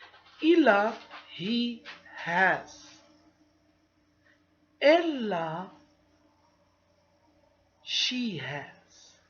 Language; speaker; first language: French; non-native, fluent; Arabic